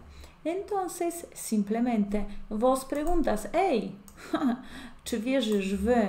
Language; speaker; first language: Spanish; non-native, fluent; Polish